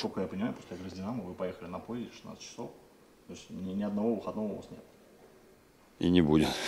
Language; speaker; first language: Russian; native; Russian